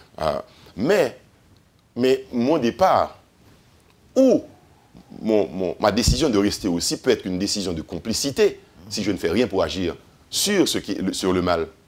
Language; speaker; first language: French; native; French